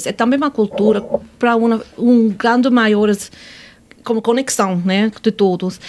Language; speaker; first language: Portuguese; non-native, fluent; English